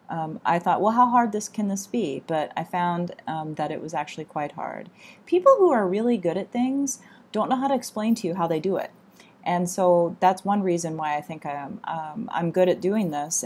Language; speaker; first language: English; native; English